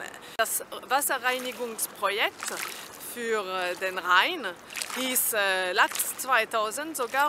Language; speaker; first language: German; non-native, fluent; French